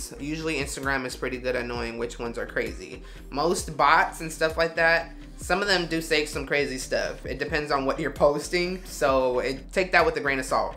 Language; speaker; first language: English; native; English